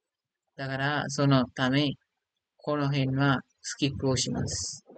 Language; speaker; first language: Japanese; non-native, learner; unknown